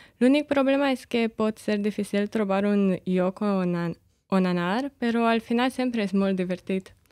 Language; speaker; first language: Catalan; non-native, learner; Romanian